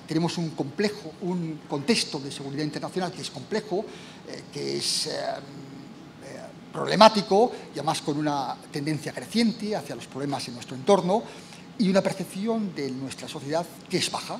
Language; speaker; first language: Spanish; native; Spanish